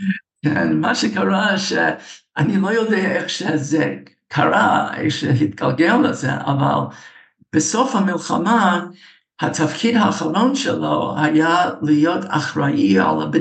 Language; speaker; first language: Hebrew; non-native, fluent; English